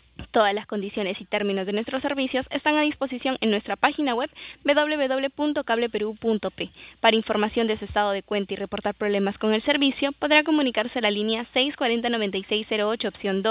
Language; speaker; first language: Spanish; native; Spanish